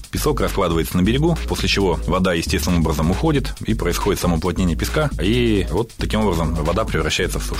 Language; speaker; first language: Russian; native; Russian